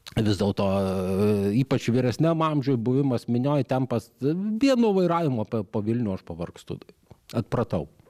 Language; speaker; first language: Lithuanian; native; Lithuanian